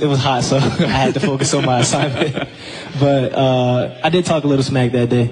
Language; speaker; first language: English; native; English